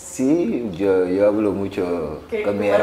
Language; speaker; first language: Spanish; non-native, learner; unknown